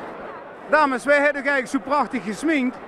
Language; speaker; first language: Dutch; native; Dutch